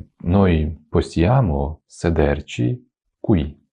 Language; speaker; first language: Italian; non-native, fluent; Ukrainian